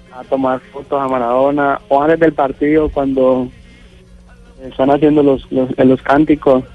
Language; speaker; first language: Spanish; native; Spanish